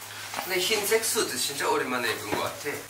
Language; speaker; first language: Korean; non-native, fluent; Thai